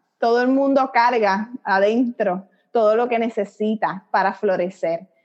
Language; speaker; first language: Spanish; native; Spanish